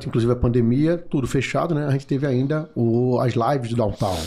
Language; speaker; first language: Portuguese; native; Portuguese